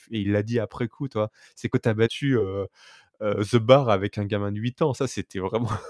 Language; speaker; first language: French; native; French